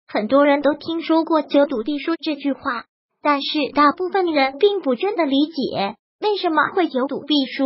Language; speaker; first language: Chinese; native; Chinese